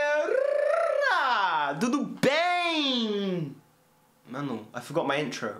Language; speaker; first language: Portuguese; non-native, learner; English